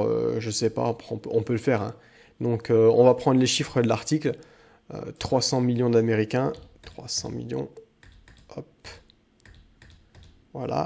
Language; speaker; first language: French; native; French